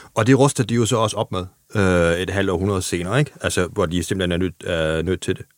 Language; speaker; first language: Danish; non-native, fluent; German